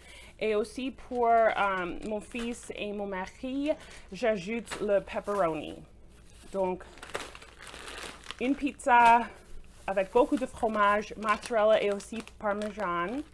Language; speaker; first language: French; non-native, fluent; English